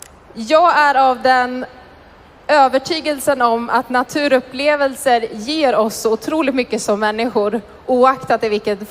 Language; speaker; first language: Swedish; native; Swedish